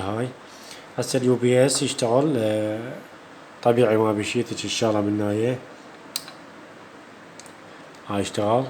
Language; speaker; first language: Arabic; native; Arabic